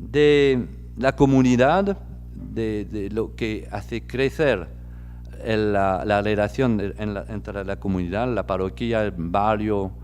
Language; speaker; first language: Spanish; non-native, fluent; French